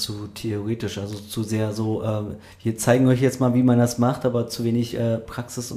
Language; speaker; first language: German; native; German